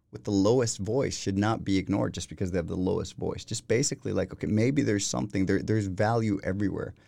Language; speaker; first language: English; non-native, fluent; Spanish